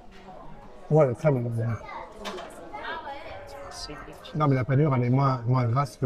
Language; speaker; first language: French; native; French